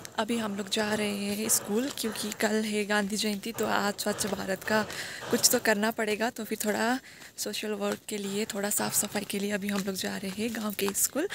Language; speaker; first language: Hindi; non-native, local second language; Nepali